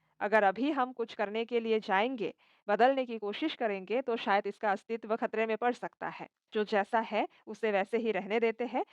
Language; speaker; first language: Hindi; non-native, local second language; Assamese